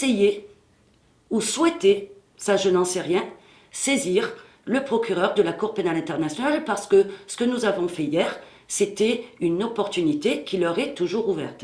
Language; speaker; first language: French; native; French